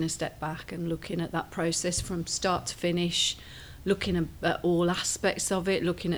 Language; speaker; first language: English; native; English